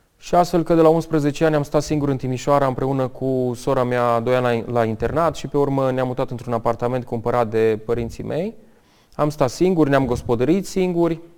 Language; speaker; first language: Romanian; native; Romanian